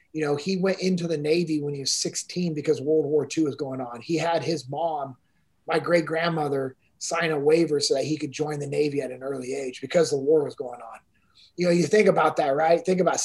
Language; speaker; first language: English; native; English